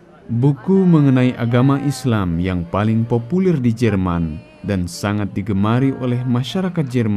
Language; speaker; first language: Indonesian; native; Indonesian